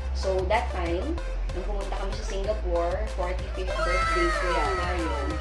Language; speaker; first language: Filipino; non-native, local second language; Iloko